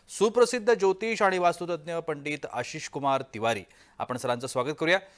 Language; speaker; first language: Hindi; non-native, local second language; Marathi